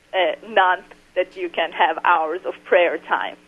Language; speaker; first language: English; non-native, fluent; Turkish